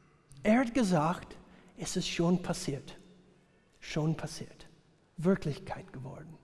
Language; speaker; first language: German; non-native, fluent; English